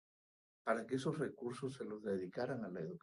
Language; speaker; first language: Spanish; native; Spanish